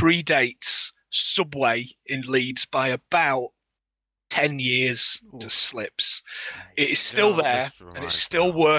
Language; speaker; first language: English; native; English